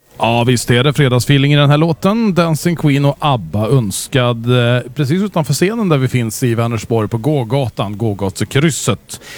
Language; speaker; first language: Swedish; native; Swedish